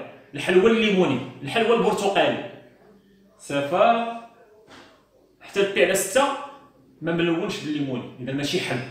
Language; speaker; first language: Arabic; native; Arabic